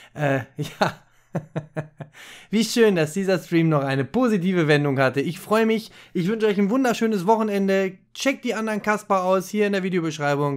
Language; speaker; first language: German; native; German